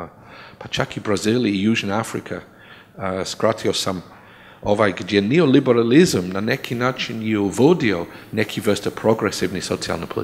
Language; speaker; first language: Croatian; non-native, learner; English